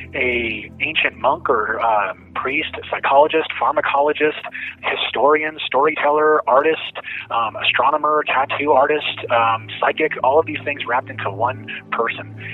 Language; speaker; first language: English; native; English